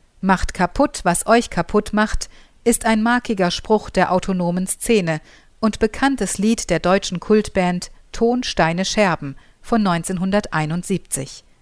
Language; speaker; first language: German; native; German